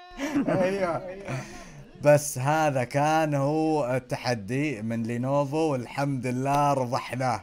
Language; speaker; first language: Arabic; native; Arabic